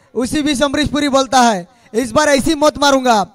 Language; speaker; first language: Hindi; non-native, local second language; Marathi